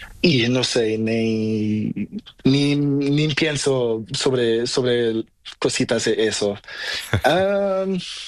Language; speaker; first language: Spanish; non-native, learner; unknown